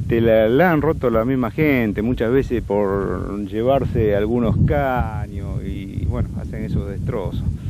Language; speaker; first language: Spanish; native; Spanish